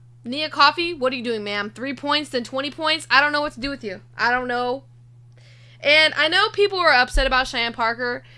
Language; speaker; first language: English; native; English